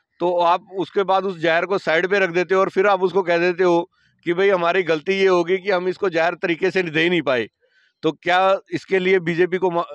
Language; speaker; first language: Hindi; native; Hindi